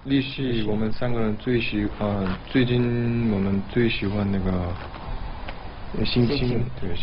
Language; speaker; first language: Chinese; non-native, learner; Korean